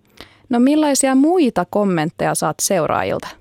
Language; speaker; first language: Finnish; native; Finnish